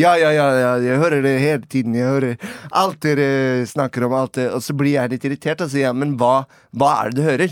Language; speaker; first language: Norwegian; native; Norwegian